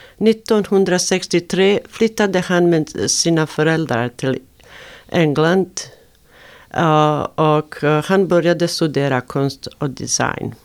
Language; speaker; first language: Swedish; non-native, learner; Arabic